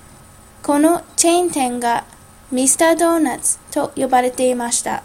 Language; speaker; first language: Japanese; non-native, learner; English